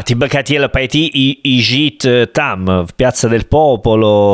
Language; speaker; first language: Russian; non-native, learner; Italian